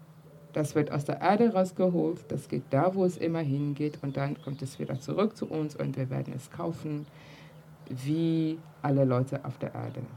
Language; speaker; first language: German; early bilingual, other home language; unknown